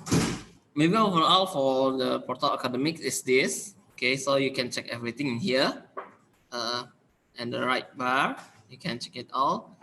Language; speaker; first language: English; non-native, learner; Indonesian